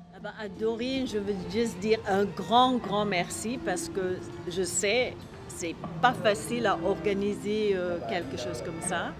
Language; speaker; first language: French; non-native, fluent; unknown